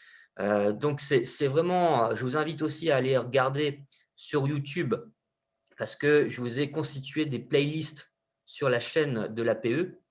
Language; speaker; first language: French; native; French